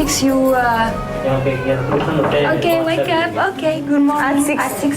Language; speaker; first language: English; non-native, learner; French